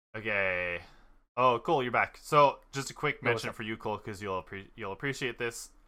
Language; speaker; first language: English; native; English